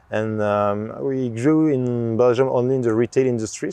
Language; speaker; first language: English; non-native, fluent; French